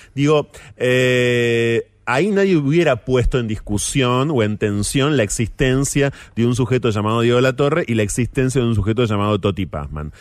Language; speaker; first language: Spanish; native; Spanish